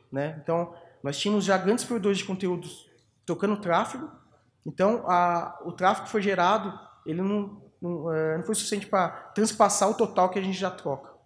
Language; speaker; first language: Portuguese; native; Portuguese